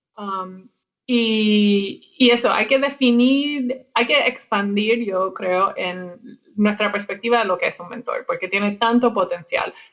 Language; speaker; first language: Spanish; non-native, fluent; English